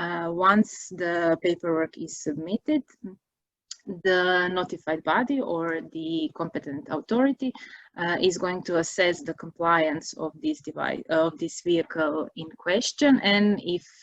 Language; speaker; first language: English; non-native, fluent; Croatian